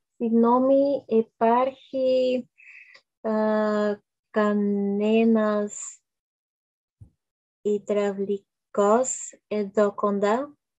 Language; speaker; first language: Greek; non-native, learner; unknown